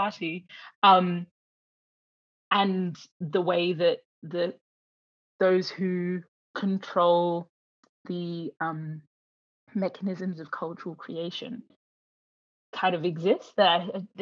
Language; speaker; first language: English; native; English